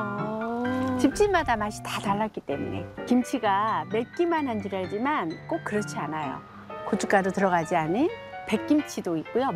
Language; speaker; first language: Korean; native; Korean